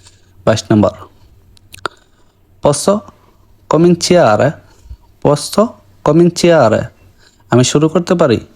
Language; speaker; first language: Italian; non-native, learner; Bangla